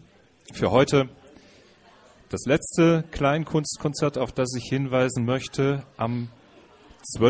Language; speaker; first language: German; native; German